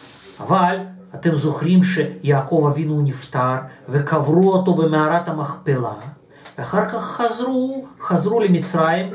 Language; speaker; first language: Hebrew; non-native, fluent; Russian